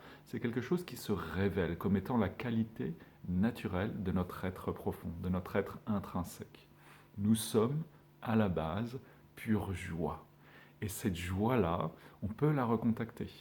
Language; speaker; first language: French; native; French